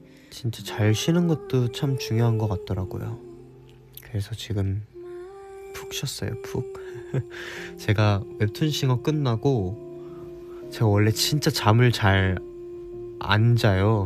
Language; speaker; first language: Korean; early bilingual, heritage; Korean